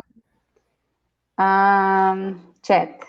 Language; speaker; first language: English; non-native, learner; Portuguese